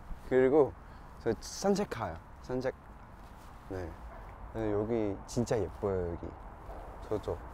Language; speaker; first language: Korean; non-native, fluent; Cantonese